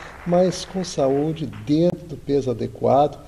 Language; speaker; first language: Portuguese; native; Portuguese